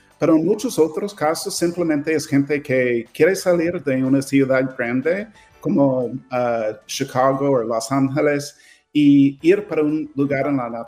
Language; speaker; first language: Spanish; non-native, fluent; English